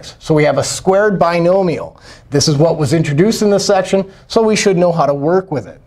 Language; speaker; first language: English; native; English